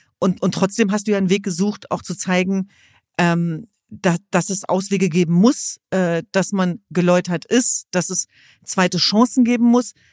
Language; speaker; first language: German; early bilingual, other home language; Kurdish